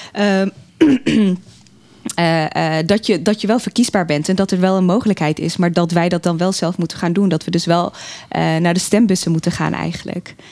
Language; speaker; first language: Dutch; early bilingual, other home language; Tigrinya